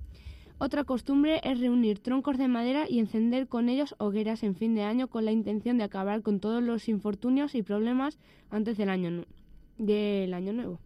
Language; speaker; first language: Spanish; native; Spanish